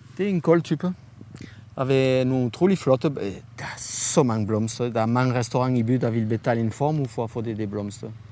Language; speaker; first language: Danish; non-native, fluent; French